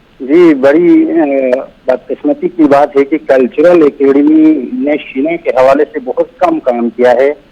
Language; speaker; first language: Urdu; non-native, local second language; Shina